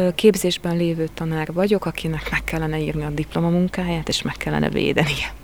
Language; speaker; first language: Hungarian; native; Hungarian